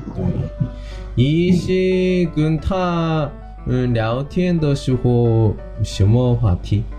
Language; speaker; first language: Chinese; non-native, learner; Korean